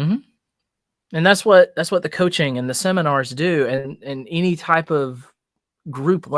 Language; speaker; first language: English; native; English